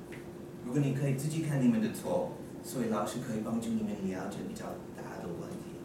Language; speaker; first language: Chinese; non-native, learner; English